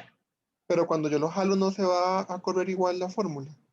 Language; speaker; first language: Spanish; native; Spanish